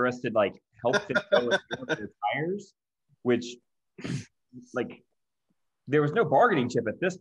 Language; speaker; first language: English; native; English